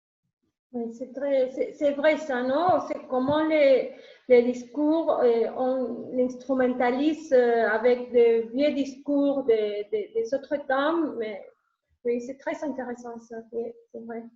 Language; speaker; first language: French; non-native, learner; Spanish